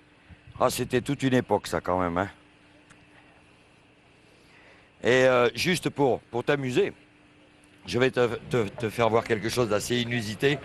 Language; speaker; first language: French; native; French